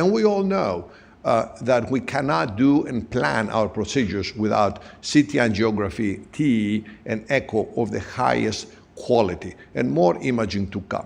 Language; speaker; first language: English; non-native, fluent; Greek